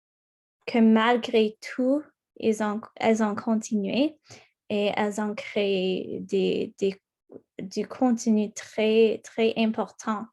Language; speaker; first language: French; non-native, local second language; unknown